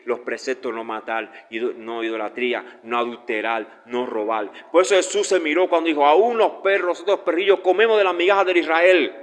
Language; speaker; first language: Spanish; native; Spanish